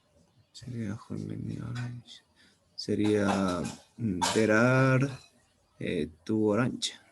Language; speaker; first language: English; non-native, learner; Spanish